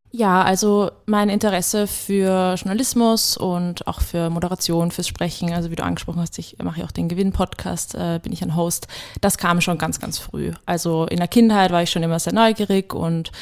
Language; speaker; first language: German; native; German